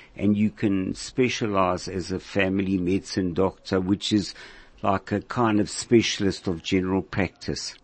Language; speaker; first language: English; native; English